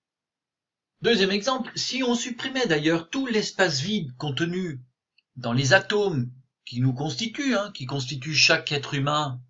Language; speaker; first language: French; native; French